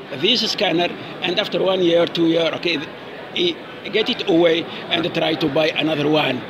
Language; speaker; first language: English; non-native, fluent; Arabic